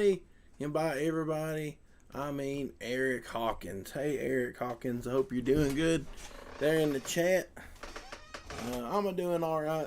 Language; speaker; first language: English; native; English